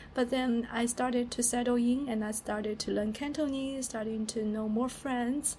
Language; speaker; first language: English; non-native, fluent; Chinese